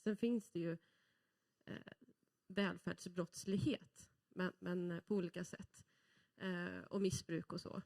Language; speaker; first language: Swedish; native; Swedish